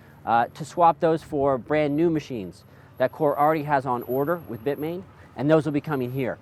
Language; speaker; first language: English; native; English